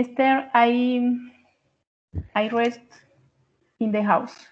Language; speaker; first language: English; non-native, learner; Spanish